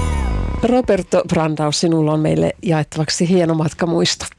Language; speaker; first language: Finnish; native; Finnish